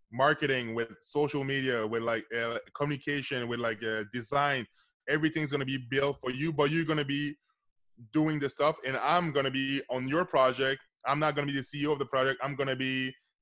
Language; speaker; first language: English; native; English